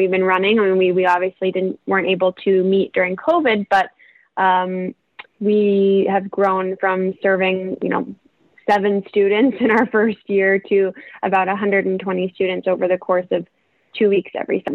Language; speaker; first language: English; native; English